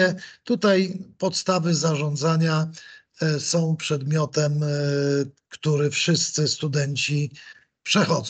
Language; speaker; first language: Polish; native; Polish